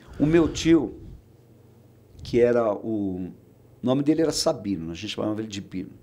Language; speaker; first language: Portuguese; native; Portuguese